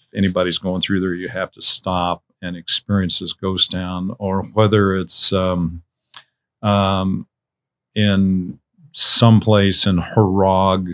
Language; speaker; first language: English; native; English